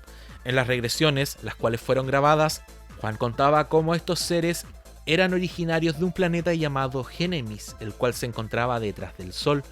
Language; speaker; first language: Spanish; native; Spanish